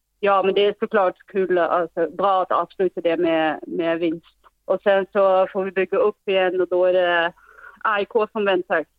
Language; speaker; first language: Swedish; non-native, fluent; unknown